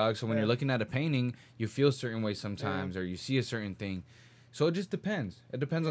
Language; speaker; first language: English; early bilingual, other home language; Spanish